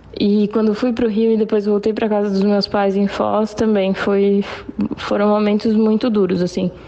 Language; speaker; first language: Portuguese; early bilingual, other home language; Spanish